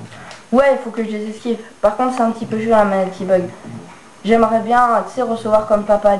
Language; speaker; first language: French; native; French